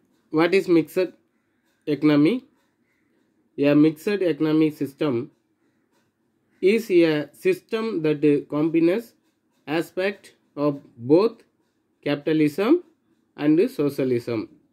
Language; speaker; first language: English; non-native, local second language; Tamil